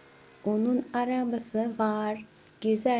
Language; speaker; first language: Turkish; non-native, fluent; Kazakh